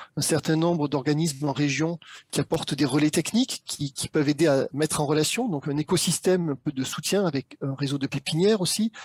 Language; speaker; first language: French; native; French